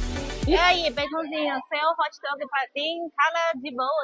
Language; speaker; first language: Portuguese; non-native, fluent; Chinese